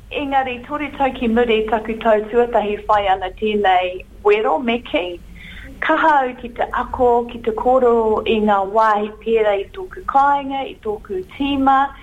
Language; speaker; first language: Māori; non-native, local second language; English